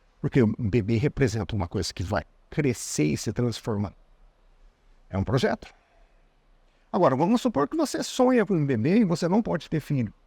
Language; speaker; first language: Portuguese; non-native, fluent; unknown